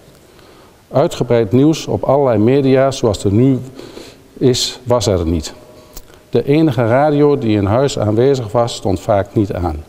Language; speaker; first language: Dutch; native; Dutch